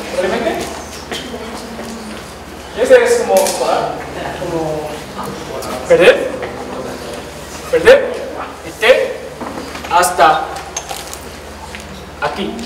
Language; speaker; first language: Spanish; non-native, learner; Chinese